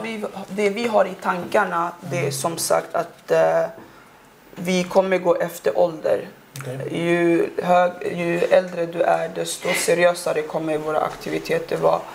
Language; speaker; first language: Swedish; early bilingual, other home language; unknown